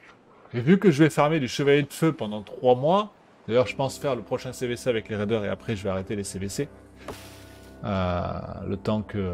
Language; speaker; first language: French; native; French